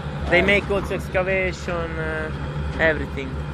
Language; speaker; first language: English; non-native, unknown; Italian